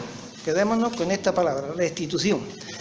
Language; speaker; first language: Spanish; native; Spanish